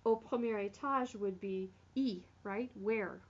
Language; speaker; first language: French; non-native, fluent; English